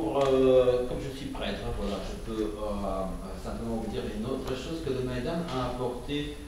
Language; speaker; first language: French; non-native, fluent; Ukrainian